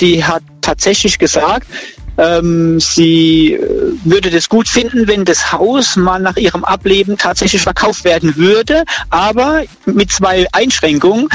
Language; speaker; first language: German; native; German